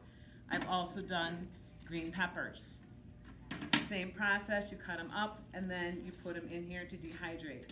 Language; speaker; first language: English; native; English